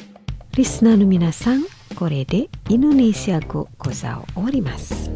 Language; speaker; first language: Japanese; non-native, fluent; Indonesian